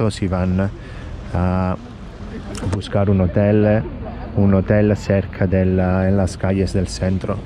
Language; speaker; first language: Spanish; non-native, fluent; Italian